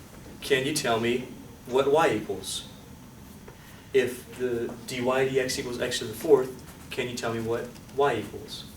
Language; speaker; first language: English; native; English